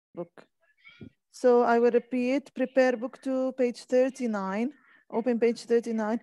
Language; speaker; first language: English; non-native, fluent; Arabic